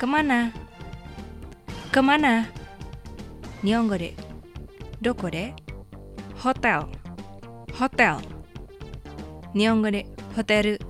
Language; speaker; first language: Japanese; non-native, fluent; Indonesian